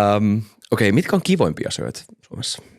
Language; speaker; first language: Finnish; native; Finnish